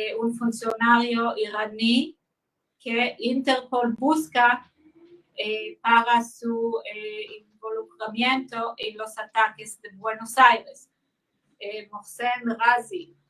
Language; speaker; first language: Spanish; non-native, fluent; Hebrew